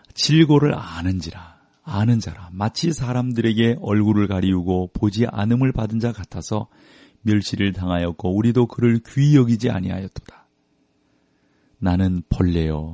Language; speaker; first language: Korean; native; Korean